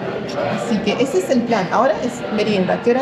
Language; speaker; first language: Spanish; non-native, fluent; English